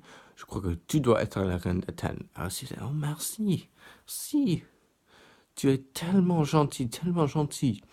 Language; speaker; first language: French; non-native, learner; English